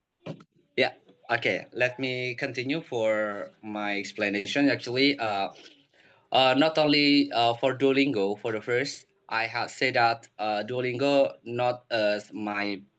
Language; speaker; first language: English; non-native, learner; Indonesian